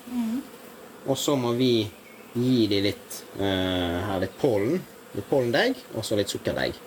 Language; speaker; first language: Norwegian; native; Norwegian